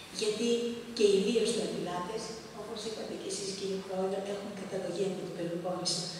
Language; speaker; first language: Greek; early bilingual, heritage; Greek